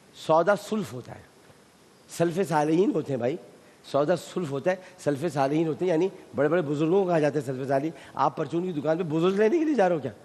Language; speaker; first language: Urdu; native; Urdu